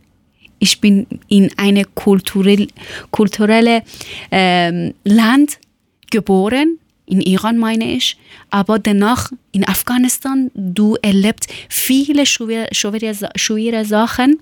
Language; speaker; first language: German; non-native, learner; Persian